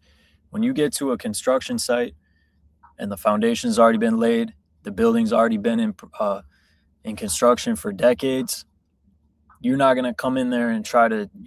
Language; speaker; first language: English; native; English